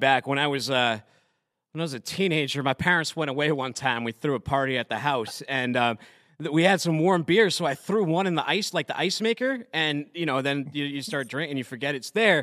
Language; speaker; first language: English; native; English